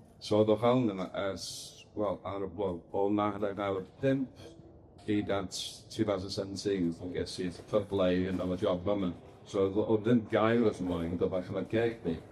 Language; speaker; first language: Welsh; non-native, local second language; English